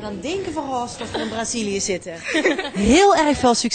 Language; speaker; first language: Dutch; native; Dutch